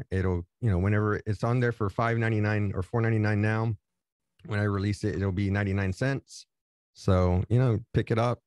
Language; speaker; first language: English; native; English